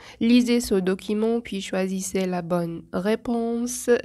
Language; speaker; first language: French; non-native, fluent; Arabic